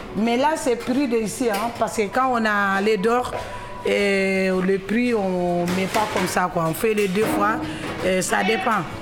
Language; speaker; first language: French; non-native, local second language; Wolof